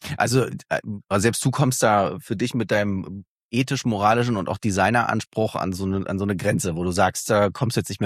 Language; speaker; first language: German; native; German